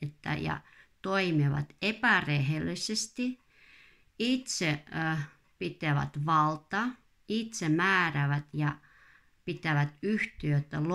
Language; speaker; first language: Finnish; non-native, fluent; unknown